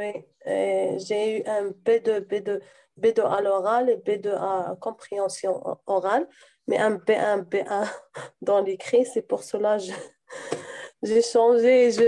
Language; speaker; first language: French; non-native, fluent; Arabic